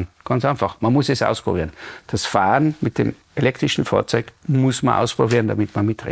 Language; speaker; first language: German; native; German